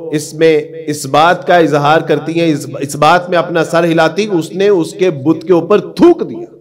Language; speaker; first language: Urdu; non-native, local second language; Punjabi